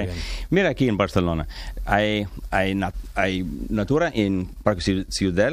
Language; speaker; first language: Spanish; non-native, learner; English